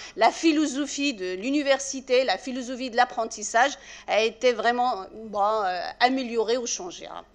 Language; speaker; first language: French; non-native, local second language; Arabic